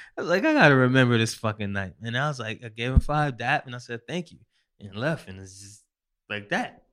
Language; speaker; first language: English; native; English